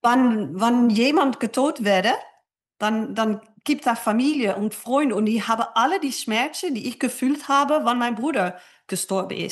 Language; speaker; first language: German; non-native, fluent; Dutch